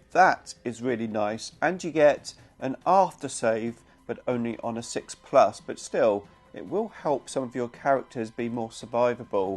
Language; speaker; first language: English; native; English